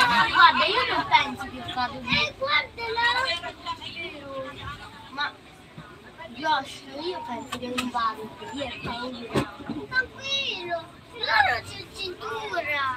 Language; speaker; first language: Italian; non-native, learner; Filipino